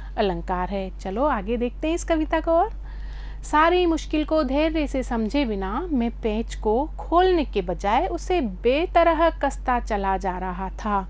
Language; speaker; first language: Hindi; native; Hindi